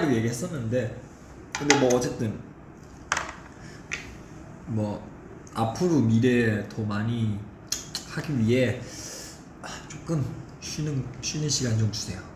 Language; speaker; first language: Korean; non-native, fluent; Chinese